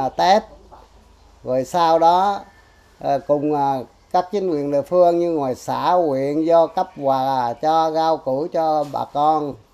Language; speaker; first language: Vietnamese; non-native, local second language; Eastern Cham